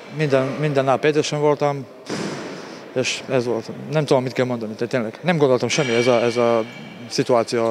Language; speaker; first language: Hungarian; non-native, learner; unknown